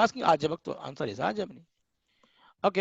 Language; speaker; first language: English; non-native, learner; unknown